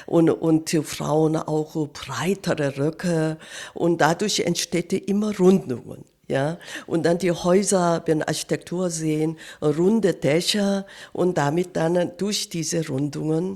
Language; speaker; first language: German; non-native, fluent; Korean